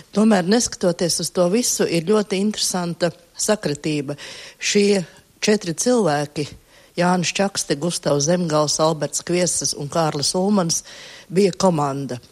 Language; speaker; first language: Latvian; native; Latvian